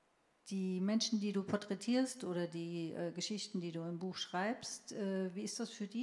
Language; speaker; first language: German; native; German